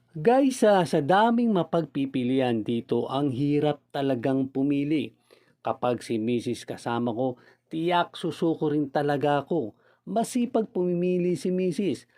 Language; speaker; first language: Filipino; native; Filipino